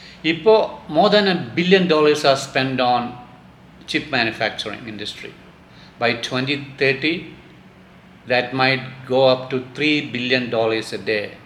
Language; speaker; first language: English; non-native, local second language; Malayalam